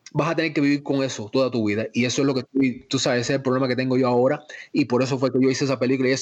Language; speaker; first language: Spanish; early bilingual, heritage; Spanish